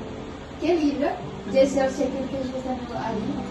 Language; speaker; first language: French; non-native, learner; Spanish